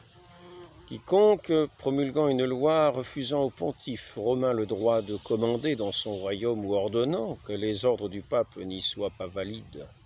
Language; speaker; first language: French; native; French